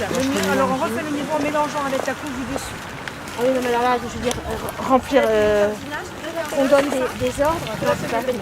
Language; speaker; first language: French; native; French